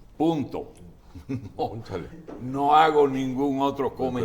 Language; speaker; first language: Spanish; native; Spanish